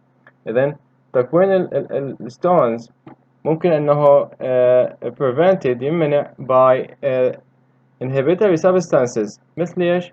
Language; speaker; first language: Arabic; native; Arabic